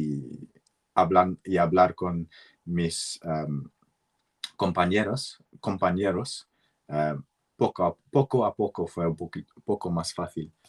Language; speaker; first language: Spanish; non-native, learner; English